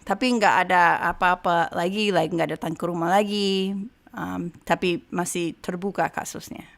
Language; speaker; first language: Indonesian; non-native, fluent; English